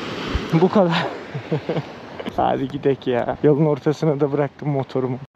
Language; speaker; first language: Turkish; native; Turkish